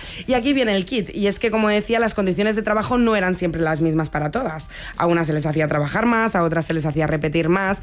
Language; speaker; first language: Spanish; native; Spanish